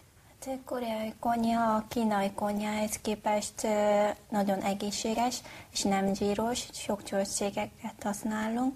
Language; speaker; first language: Hungarian; non-native, learner; Korean